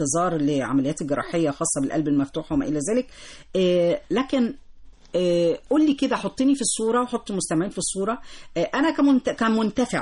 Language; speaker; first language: Arabic; native; Arabic